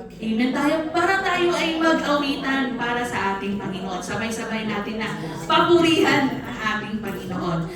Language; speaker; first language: Filipino; non-native, local second language; Cebuano